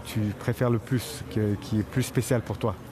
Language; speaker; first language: French; non-native, fluent; Turkish